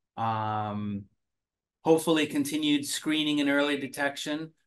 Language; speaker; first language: English; early bilingual, other home language; Finnish